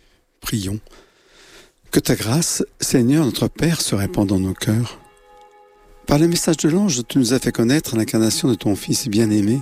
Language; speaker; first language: French; native; French